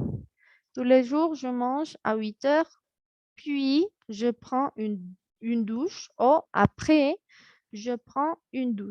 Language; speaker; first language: French; non-native, fluent; Spanish